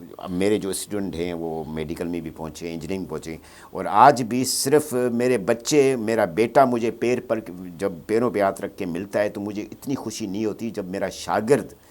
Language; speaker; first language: Urdu; non-native, local second language; Sindhi